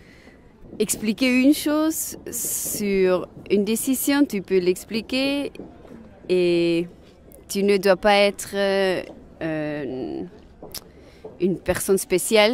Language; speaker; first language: French; non-native, local second language; German